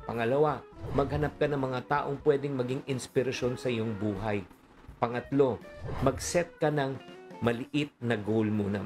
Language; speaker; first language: Filipino; native; Filipino